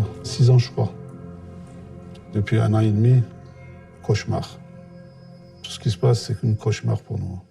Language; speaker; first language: French; non-native, learner; Turkish